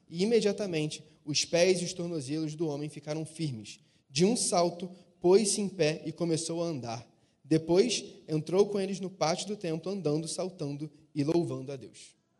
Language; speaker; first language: Portuguese; native; Portuguese